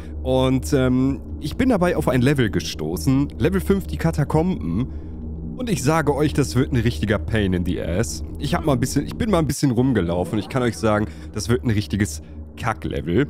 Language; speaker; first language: German; native; German